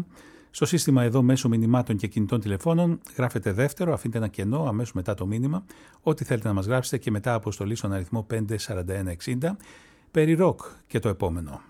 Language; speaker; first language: Greek; native; Greek